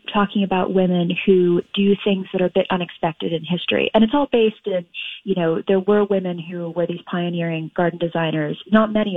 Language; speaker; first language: English; native; English